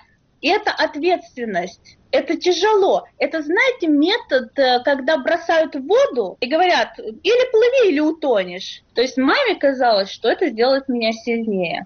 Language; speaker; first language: Russian; native; Russian